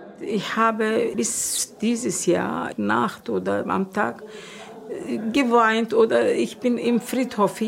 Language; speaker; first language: German; non-native, learner; Turkish